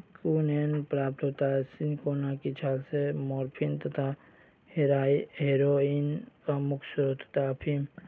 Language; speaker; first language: Hindi; native; Hindi